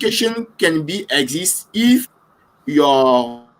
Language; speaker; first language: English; non-native, local second language; French